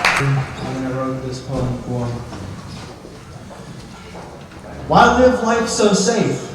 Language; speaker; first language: English; native; English